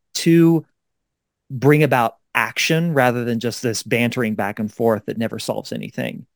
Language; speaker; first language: English; native; English